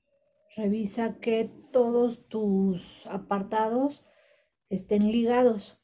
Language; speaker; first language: Spanish; native; Spanish